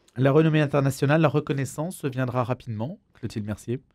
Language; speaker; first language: French; native; French